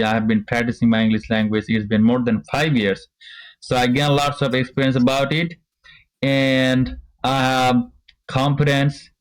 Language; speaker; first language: English; non-native, learner; Bangla